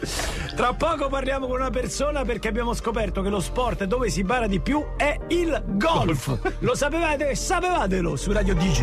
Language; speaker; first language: Italian; native; Italian